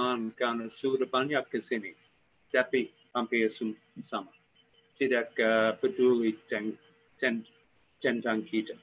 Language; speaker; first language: Indonesian; non-native, fluent; English